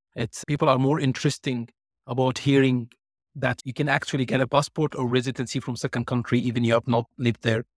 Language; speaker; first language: English; non-native, fluent; Arabic